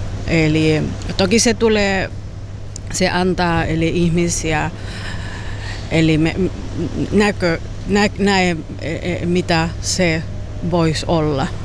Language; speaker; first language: Finnish; non-native, learner; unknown